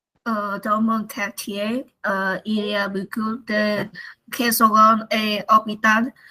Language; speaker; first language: French; non-native, learner; Vietnamese